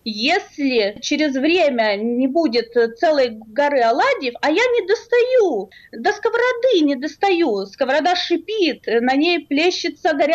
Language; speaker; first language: Russian; native; Russian